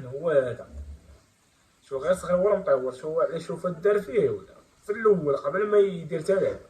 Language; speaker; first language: Arabic; native; Arabic